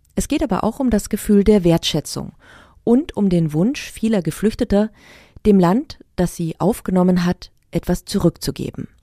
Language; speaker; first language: German; native; German